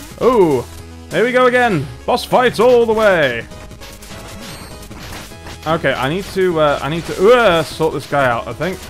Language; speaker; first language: English; native; English